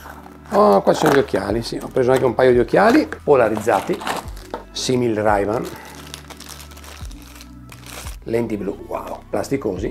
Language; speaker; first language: Italian; native; Italian